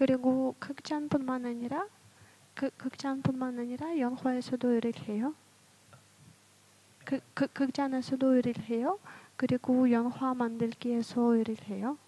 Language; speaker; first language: Korean; non-native, fluent; Russian